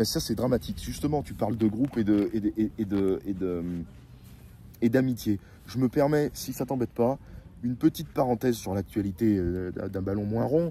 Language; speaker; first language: French; native; French